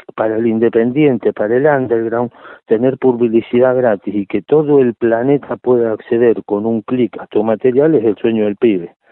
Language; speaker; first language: Spanish; native; Spanish